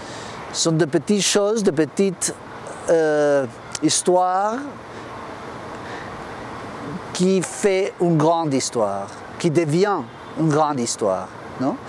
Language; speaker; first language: French; non-native, fluent; Spanish